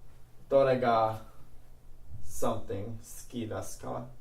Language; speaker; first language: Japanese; non-native, learner; English